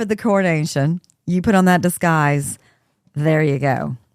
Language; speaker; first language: English; native; English